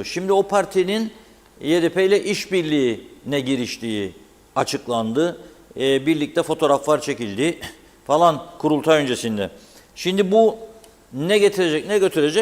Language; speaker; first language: Turkish; native; Turkish